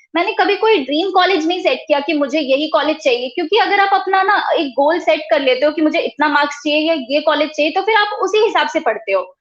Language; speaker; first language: Hindi; native; Hindi